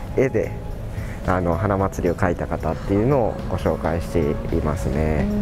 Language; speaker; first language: Japanese; native; Japanese